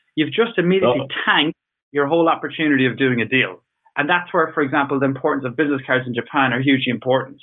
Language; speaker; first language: English; native; English